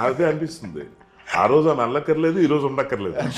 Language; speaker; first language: Telugu; native; Telugu